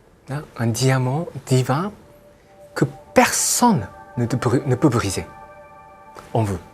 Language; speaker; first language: French; non-native, fluent; Japanese